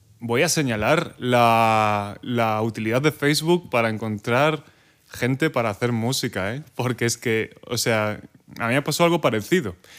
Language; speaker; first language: Spanish; native; Spanish